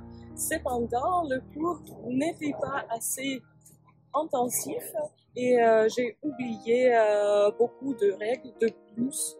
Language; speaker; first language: French; non-native, fluent; English